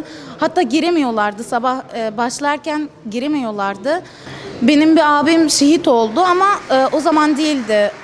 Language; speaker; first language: Turkish; non-native, fluent; Arabic